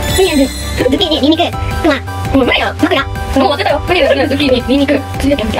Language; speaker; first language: Japanese; native; Japanese